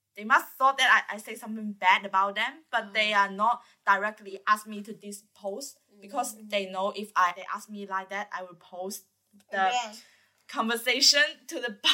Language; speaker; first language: English; non-native, learner; Chinese